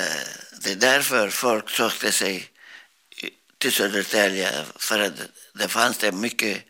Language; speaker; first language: Swedish; non-native, learner; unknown